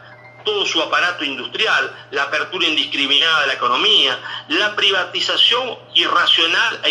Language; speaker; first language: Spanish; native; Spanish